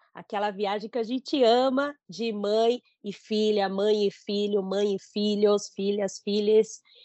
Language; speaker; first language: Portuguese; native; Portuguese